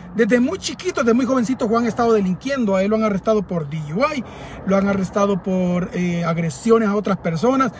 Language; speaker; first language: Spanish; native; Spanish